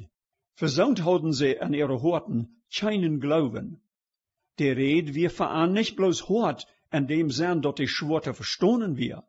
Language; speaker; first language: German; early bilingual, heritage; Plautdietsch